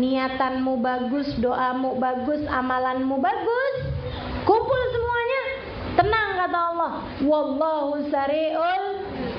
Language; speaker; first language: Indonesian; native; Indonesian